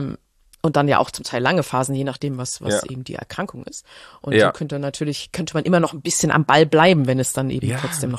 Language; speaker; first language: German; native; German